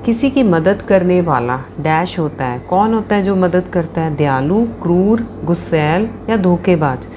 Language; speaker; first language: Hindi; non-native, local second language; Punjabi